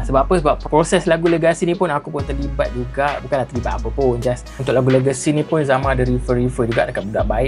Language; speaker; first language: Malay; native; Malay